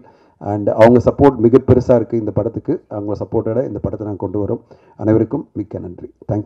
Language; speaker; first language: Tamil; native; Tamil